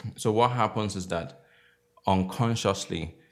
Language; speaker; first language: English; non-native, local second language; Igbo